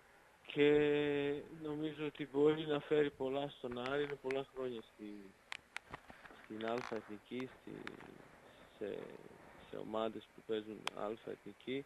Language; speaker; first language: Greek; non-native, fluent; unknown